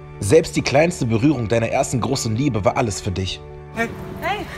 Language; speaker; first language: German; native; German